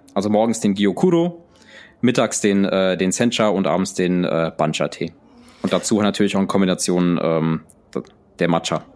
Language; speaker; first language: German; early bilingual, other home language; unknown